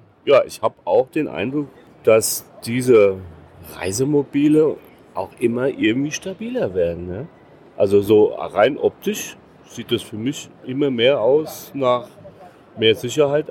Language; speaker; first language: German; native; German